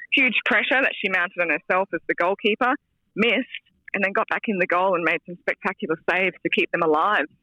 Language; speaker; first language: English; native; English